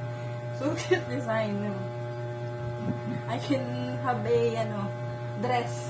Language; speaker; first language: English; non-native, local second language; Filipino